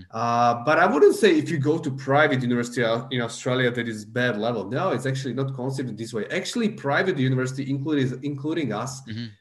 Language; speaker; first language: English; non-native, fluent; Slovak